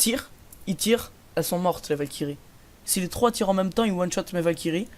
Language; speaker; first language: French; native; French